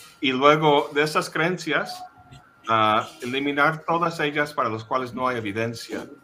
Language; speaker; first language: Spanish; non-native, fluent; English